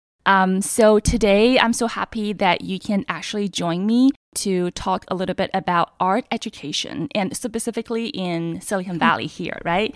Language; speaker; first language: English; non-native, fluent; Chinese